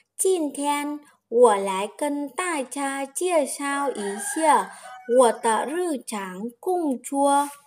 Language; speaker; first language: Chinese; non-native, learner; Vietnamese